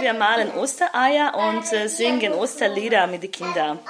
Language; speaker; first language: German; non-native, local second language; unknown